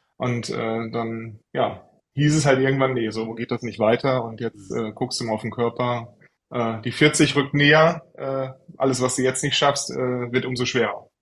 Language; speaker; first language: German; native; German